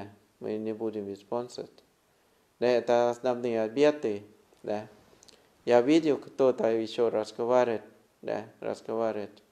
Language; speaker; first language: Russian; non-native, fluent; Thai